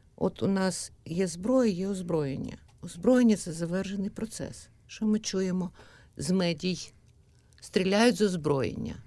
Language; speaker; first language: Ukrainian; native; Ukrainian